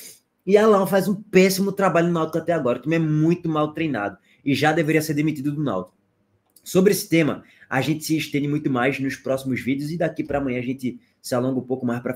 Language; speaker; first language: Portuguese; native; Portuguese